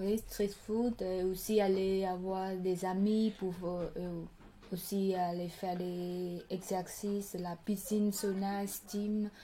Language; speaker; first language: French; non-native, learner; Khmer